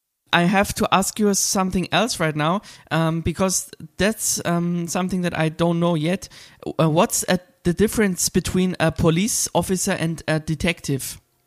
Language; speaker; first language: English; non-native, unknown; German